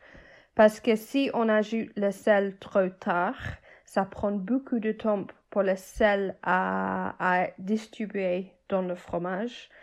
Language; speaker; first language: French; non-native, fluent; English